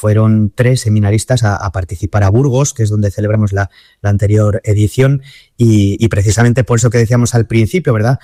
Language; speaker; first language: Spanish; native; Spanish